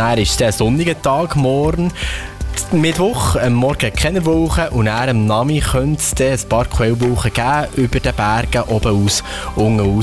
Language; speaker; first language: German; native; German